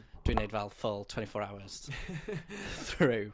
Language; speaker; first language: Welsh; non-native, fluent; English